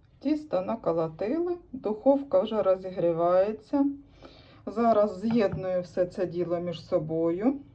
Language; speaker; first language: Ukrainian; native; Ukrainian